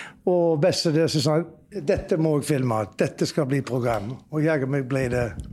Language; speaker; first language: Norwegian; early bilingual, heritage; Norwegian